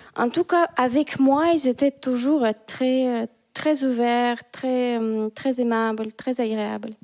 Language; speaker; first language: French; non-native, fluent; Russian